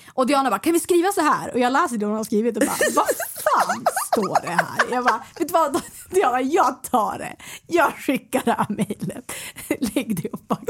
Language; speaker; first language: Swedish; native; Swedish